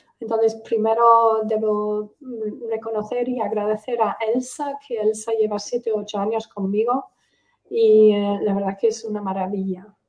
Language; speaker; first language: Spanish; non-native, fluent; English